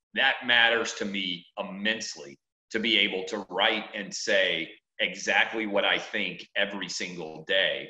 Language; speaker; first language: English; native; English